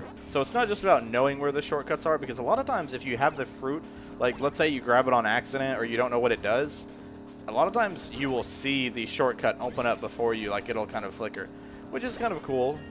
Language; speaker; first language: English; native; English